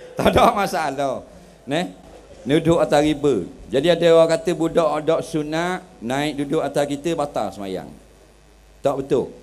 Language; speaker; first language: Malay; native; Malay